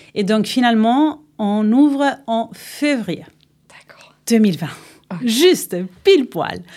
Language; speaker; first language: French; non-native, fluent; Spanish